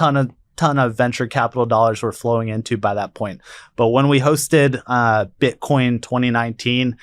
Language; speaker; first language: English; native; English